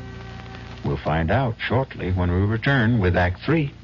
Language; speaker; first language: English; native; English